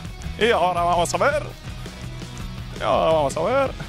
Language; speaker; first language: Spanish; non-native, fluent; Croatian